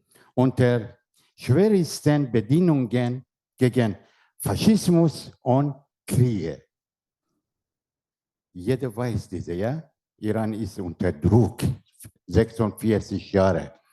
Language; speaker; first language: German; non-native, learner; Persian